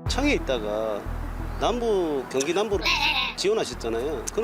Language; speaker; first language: Korean; native; Korean